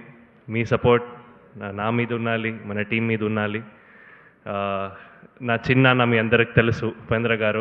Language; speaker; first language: Telugu; non-native, learner; Kannada